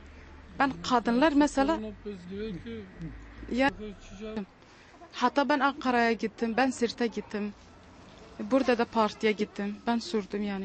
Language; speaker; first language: Turkish; non-native, learner; Kurdish